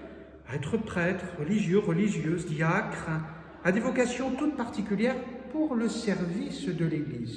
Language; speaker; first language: French; native; French